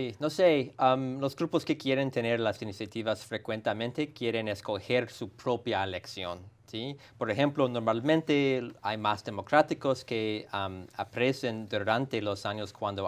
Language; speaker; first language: Spanish; non-native, fluent; English